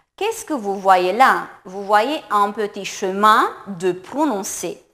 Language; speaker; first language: French; non-native, fluent; Romanian